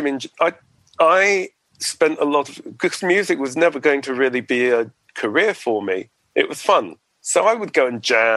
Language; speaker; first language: English; native; English